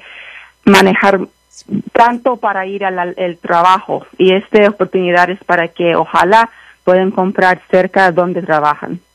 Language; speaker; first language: Spanish; early bilingual, heritage; Spanish